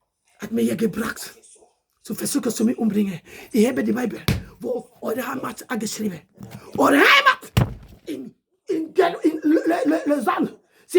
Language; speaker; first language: German; non-native, learner; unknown